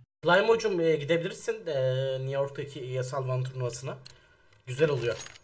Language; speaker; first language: Turkish; native; Turkish